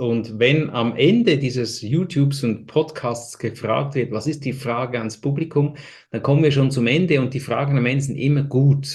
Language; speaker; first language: German; native; German